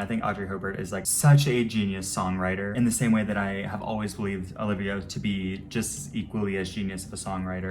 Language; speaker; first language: English; native; English